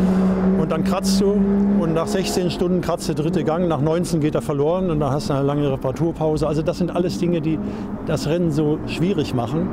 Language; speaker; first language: German; native; German